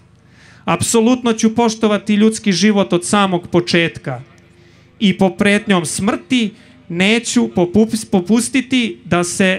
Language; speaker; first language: Serbian; native; Serbian